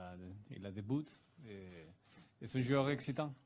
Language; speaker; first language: French; non-native, fluent; Spanish